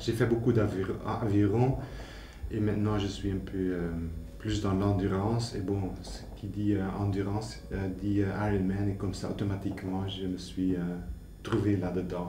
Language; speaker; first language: French; non-native, fluent; Dutch